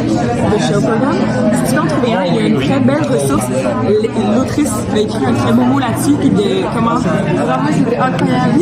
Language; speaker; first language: French; native; French